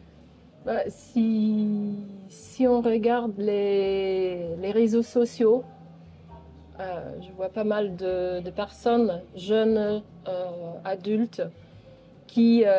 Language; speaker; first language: French; non-native, local second language; Dutch